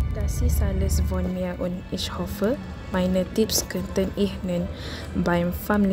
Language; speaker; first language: German; non-native, learner; Malay